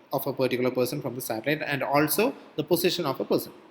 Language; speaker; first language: English; non-native, local second language; Malayalam